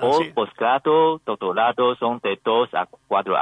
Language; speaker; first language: Spanish; non-native, learner; Chinese